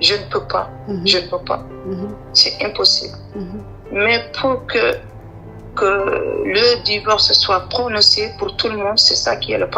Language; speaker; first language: French; non-native, learner; Arabic